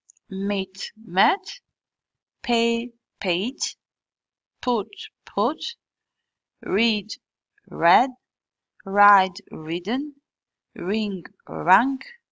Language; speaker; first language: English; non-native, fluent; Albanian